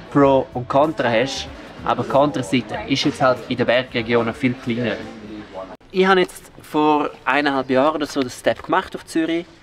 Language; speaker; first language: German; non-native, local second language; Romansh